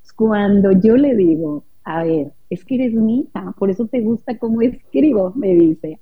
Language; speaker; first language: Spanish; native; Spanish